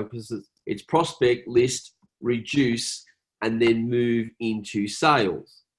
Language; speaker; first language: English; native; English